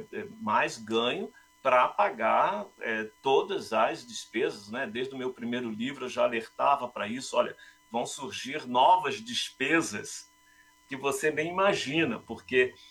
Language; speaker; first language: Portuguese; native; Portuguese